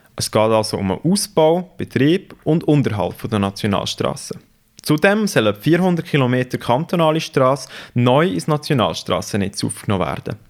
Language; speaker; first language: German; native; German